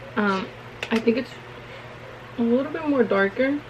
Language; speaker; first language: English; early bilingual, other home language; Spanish